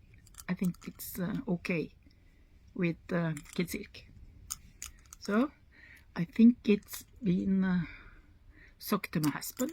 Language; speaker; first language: English; non-native, learner; Norwegian